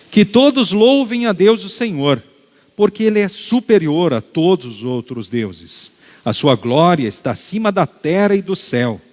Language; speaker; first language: Portuguese; native; Portuguese